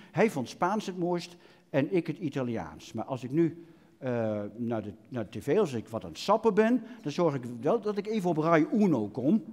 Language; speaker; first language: Dutch; native; Dutch